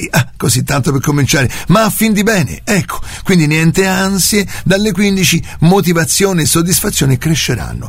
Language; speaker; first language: Italian; native; Italian